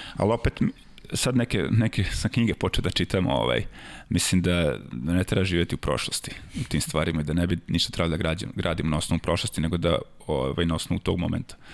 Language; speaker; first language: Serbian; native; Serbian